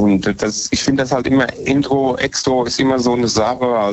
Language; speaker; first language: German; native; German